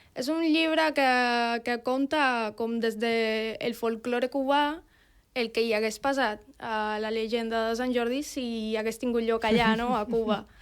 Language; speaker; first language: Catalan; non-native, fluent; Spanish